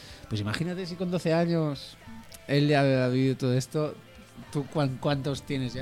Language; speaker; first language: Spanish; native; Spanish